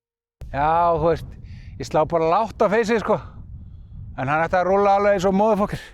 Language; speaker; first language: Icelandic; native; Icelandic